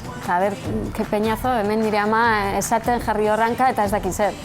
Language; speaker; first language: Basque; non-native, learner; Spanish